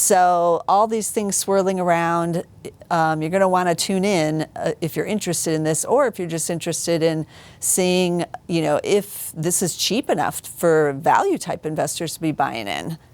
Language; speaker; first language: English; native; English